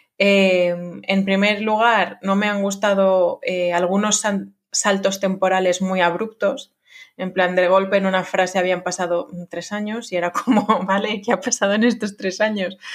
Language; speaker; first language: Spanish; non-native, fluent; French